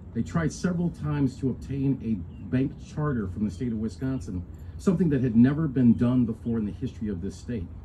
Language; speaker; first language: English; native; English